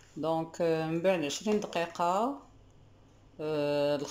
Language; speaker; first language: French; non-native, local second language; Arabic